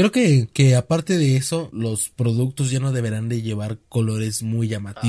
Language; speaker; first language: Spanish; native; Spanish